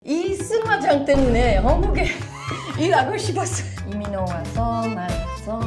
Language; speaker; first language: Korean; non-native, learner; French